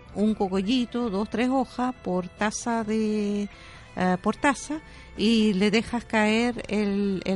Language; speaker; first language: Spanish; non-native, fluent; German